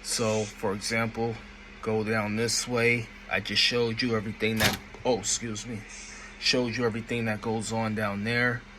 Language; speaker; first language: English; native; English